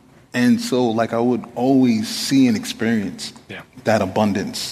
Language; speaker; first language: English; native; English